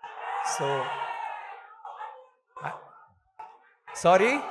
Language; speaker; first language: Telugu; non-native, learner; Tamil